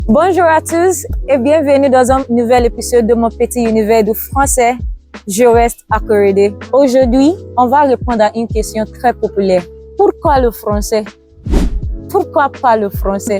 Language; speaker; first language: French; non-native, fluent; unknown